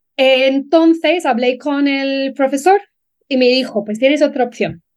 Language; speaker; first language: Spanish; non-native, fluent; English